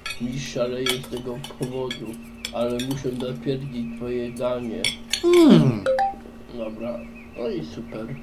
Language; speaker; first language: Polish; native; Polish